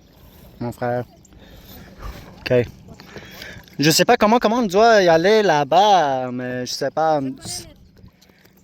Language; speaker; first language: French; non-native, learner; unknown